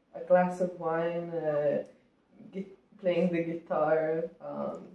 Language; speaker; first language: English; non-native, fluent; Italian